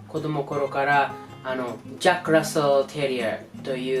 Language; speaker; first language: Japanese; non-native, learner; English